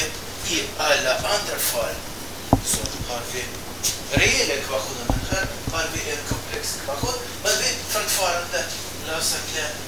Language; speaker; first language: Swedish; non-native, fluent; Russian